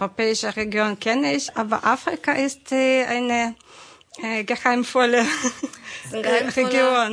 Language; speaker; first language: German; non-native, fluent; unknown